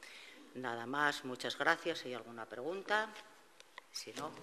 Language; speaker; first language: Spanish; native; Spanish